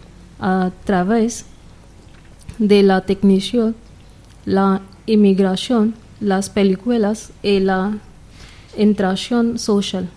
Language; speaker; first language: Spanish; non-native, learner; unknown